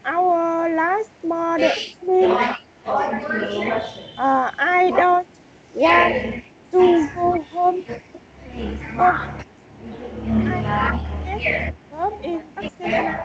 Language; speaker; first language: English; non-native, learner; Vietnamese